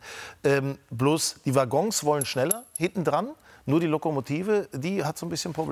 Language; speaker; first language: German; native; German